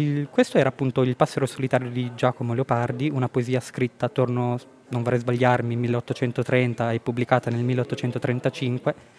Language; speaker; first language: Italian; native; Italian